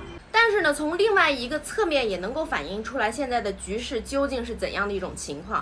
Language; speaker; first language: Chinese; native; Chinese